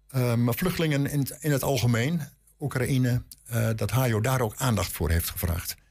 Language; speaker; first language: Dutch; native; Dutch